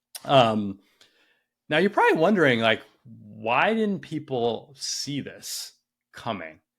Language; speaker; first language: English; native; English